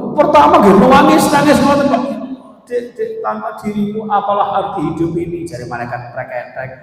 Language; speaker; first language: Indonesian; non-native, local second language; Javanese